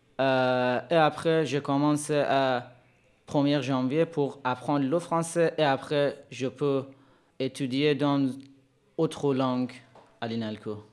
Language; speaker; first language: French; non-native, learner; Persian